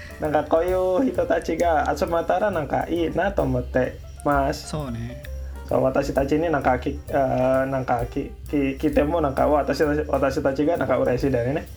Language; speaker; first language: Japanese; non-native, learner; Indonesian